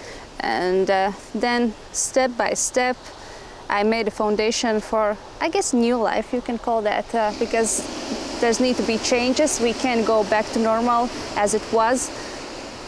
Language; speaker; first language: English; non-native, fluent; Latvian